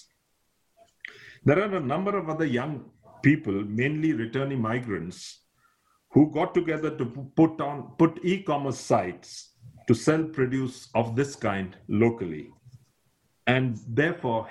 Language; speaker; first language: English; non-native, local second language; Nepali